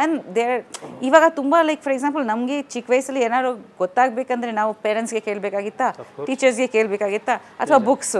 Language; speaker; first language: Kannada; non-native, local second language; Bangla